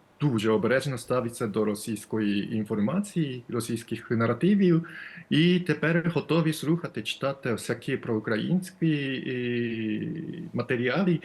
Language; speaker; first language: Ukrainian; non-native, fluent; Japanese